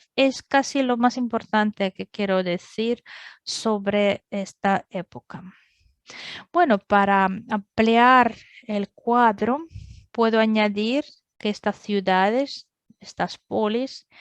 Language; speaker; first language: Spanish; non-native, fluent; Russian